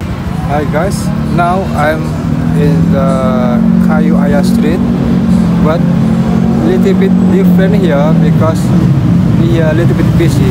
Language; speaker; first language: English; non-native, learner; Indonesian